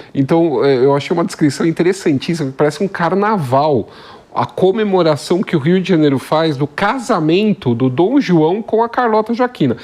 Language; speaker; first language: Portuguese; native; Portuguese